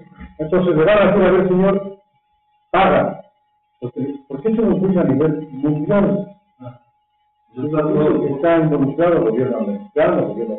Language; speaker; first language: Spanish; native; Spanish